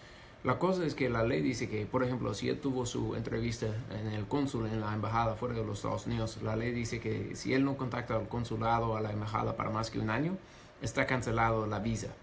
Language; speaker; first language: Spanish; non-native, fluent; English